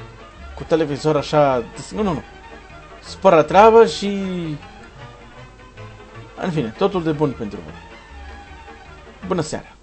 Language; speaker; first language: Romanian; non-native, learner; Portuguese